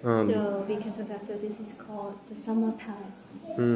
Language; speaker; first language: English; non-native, fluent; Vietnamese